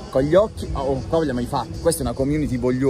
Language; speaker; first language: Italian; native; Italian